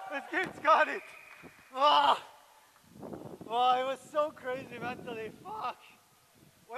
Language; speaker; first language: English; non-native, fluent; German